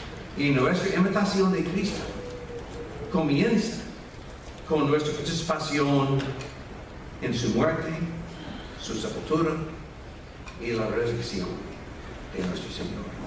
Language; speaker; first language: Spanish; non-native, fluent; English